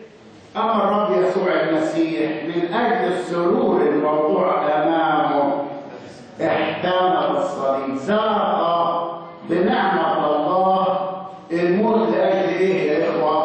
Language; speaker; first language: Arabic; native; Arabic